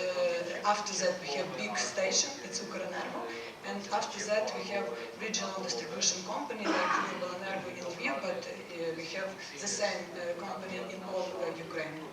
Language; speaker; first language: English; non-native, learner; Ukrainian